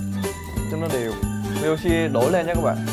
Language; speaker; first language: Vietnamese; non-native, fluent; Korean